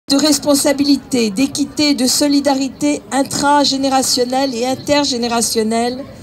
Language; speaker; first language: French; native; French